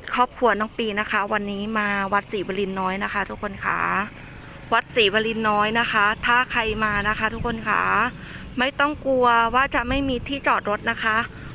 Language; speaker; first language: Thai; native; Thai